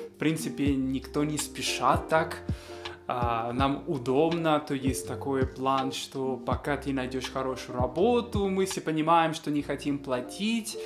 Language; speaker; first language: Russian; non-native, fluent; Spanish